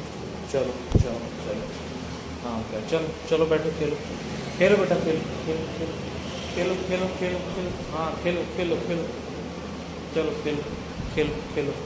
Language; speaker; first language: Hindi; native; Hindi